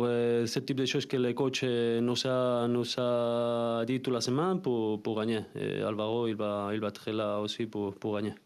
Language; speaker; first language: French; non-native, fluent; Spanish